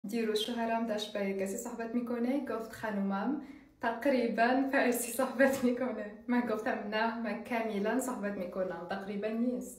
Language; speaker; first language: Persian; non-native, learner; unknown